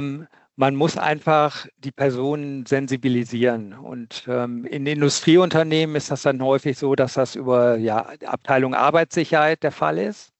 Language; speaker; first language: German; native; German